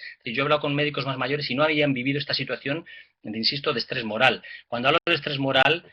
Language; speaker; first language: Spanish; native; Spanish